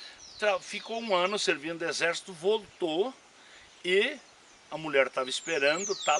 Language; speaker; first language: Portuguese; native; Portuguese